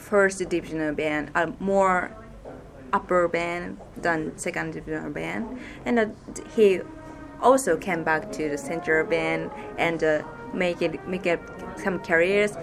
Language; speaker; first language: English; non-native, fluent; Japanese